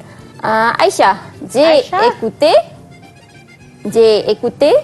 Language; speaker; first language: French; non-native, fluent; Malay